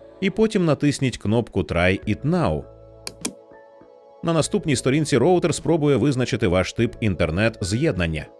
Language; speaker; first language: Ukrainian; native; Ukrainian